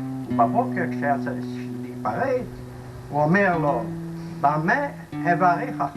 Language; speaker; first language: Hebrew; non-native, fluent; Yiddish